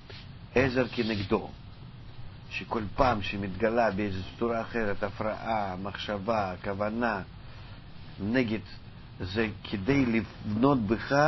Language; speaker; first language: Hebrew; non-native, fluent; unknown